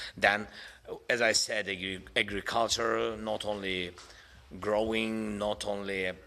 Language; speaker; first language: English; non-native, fluent; Russian